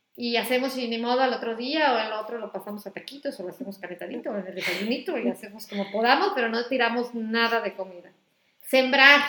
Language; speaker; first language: Spanish; native; Spanish